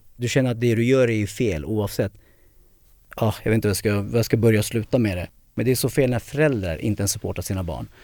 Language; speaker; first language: Swedish; early bilingual, other home language; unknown